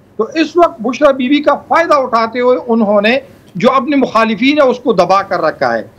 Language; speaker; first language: Urdu; non-native, local second language; Pashto